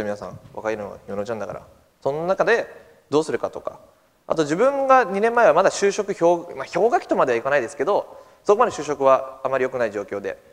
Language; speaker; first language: Japanese; native; Japanese